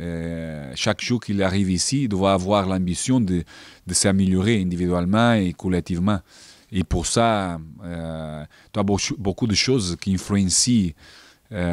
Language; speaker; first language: French; non-native, fluent; Portuguese